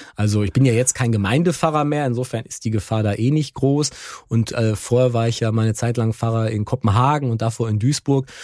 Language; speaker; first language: German; native; German